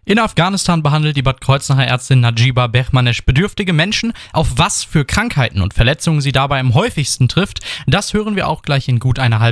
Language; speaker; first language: German; native; German